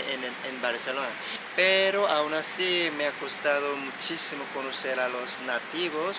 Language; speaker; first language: Spanish; non-native, fluent; Korean